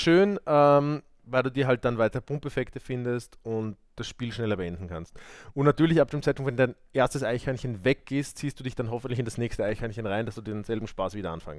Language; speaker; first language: German; native; German